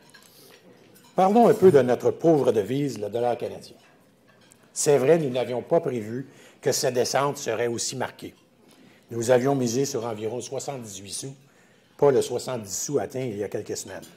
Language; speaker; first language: French; native; French